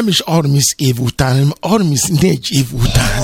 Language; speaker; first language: Hungarian; non-native, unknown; Yoruba